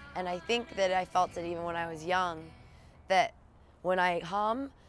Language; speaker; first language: English; native; English